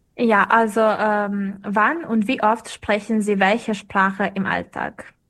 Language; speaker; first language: German; non-native, fluent; Serbian